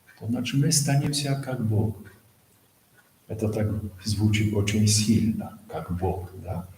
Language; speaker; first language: Russian; non-native, fluent; Polish